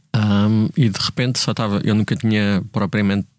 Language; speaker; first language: Portuguese; native; Portuguese